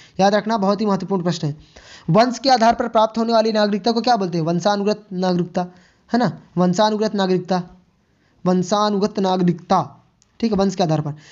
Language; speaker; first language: Hindi; native; Hindi